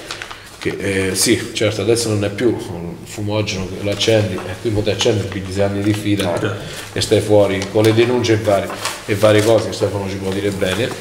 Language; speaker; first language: Italian; native; Italian